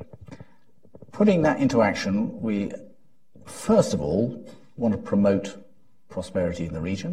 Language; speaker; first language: English; native; English